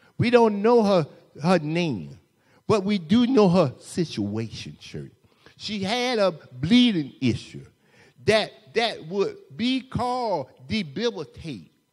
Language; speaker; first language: English; native; English